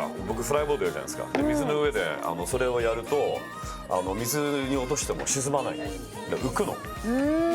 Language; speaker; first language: Japanese; native; Japanese